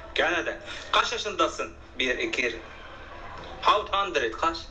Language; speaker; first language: Turkish; non-native, learner; Arabic